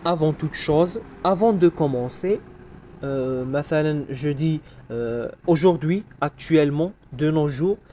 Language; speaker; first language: French; non-native, local second language; Arabic